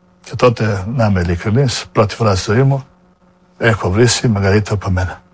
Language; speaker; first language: Greek; non-native, fluent; Serbian